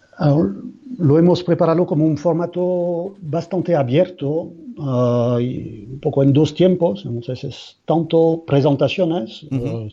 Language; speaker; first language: Spanish; non-native, fluent; French